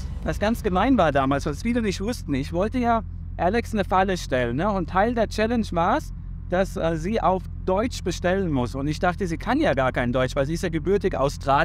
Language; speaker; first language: German; native; German